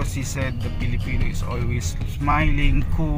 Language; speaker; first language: English; non-native, learner; Filipino